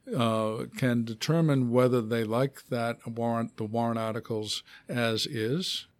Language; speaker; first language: English; native; English